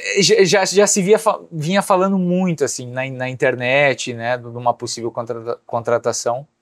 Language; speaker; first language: Portuguese; native; Portuguese